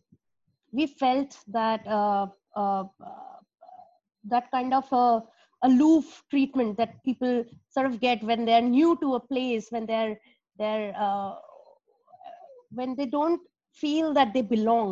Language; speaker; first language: English; non-native, local second language; Hindi